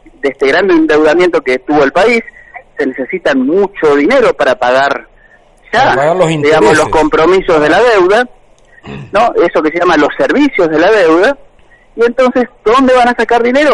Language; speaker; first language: Spanish; native; Spanish